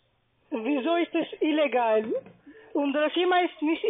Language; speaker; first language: German; non-native, learner; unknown